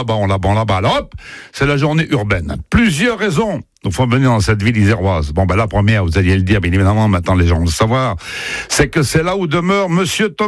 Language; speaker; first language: French; native; French